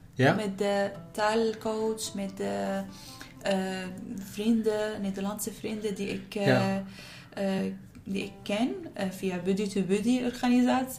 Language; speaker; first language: Dutch; non-native, learner; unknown